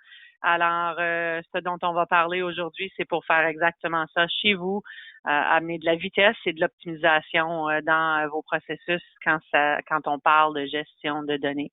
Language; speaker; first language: French; native; French